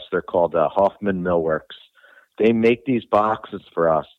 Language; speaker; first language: English; native; English